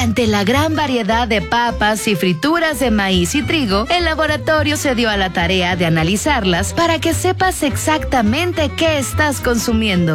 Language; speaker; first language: Spanish; native; Spanish